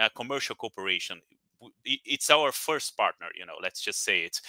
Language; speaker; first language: English; non-native, fluent; Portuguese